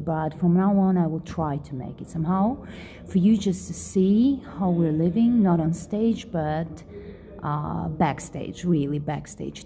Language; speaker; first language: English; non-native, fluent; Russian